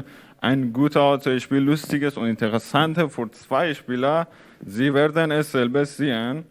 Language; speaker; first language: German; non-native, learner; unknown